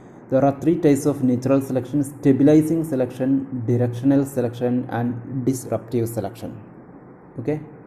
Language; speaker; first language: English; non-native, local second language; Malayalam